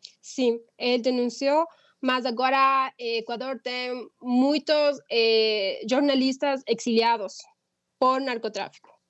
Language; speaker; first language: Portuguese; non-native, learner; Spanish